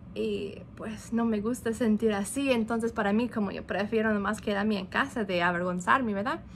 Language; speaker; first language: Spanish; non-native, fluent; English